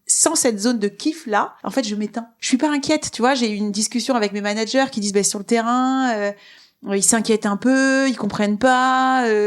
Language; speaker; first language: French; native; French